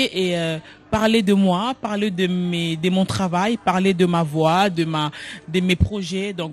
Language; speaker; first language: French; non-native, local second language; Lingala